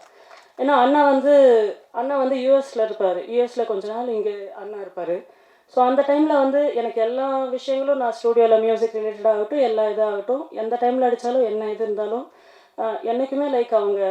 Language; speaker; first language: Tamil; native; Tamil